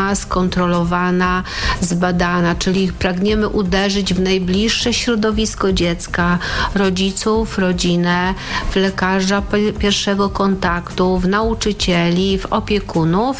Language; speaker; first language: Polish; native; Polish